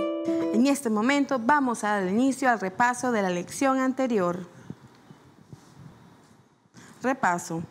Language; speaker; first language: Spanish; native; Spanish